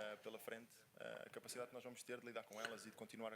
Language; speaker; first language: Portuguese; native; Portuguese